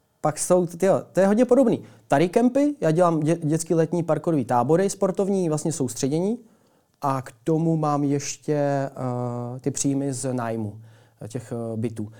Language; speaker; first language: Czech; early bilingual, other home language; Ukrainian